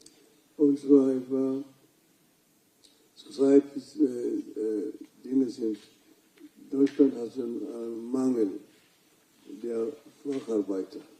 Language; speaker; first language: German; non-native, fluent; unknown